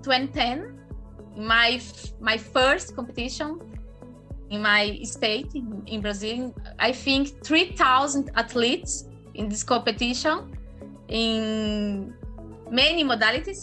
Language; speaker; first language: English; non-native, learner; Portuguese